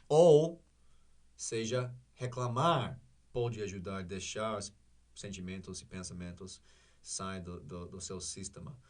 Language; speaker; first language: Portuguese; non-native, learner; English